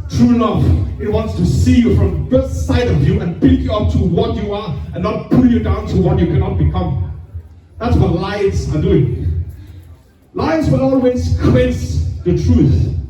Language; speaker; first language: English; non-native, fluent; Danish